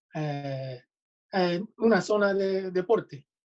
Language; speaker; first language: Spanish; non-native, learner; Japanese